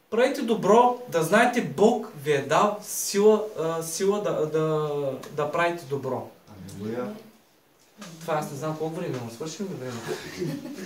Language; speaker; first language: Bulgarian; native; Bulgarian